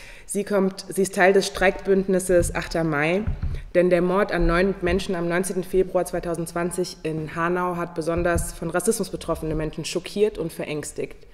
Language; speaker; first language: German; native; German